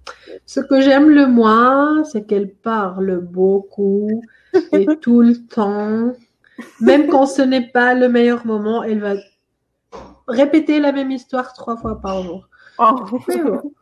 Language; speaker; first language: French; non-native, local second language; Arabic